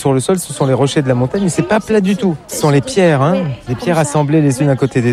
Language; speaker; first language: French; native; French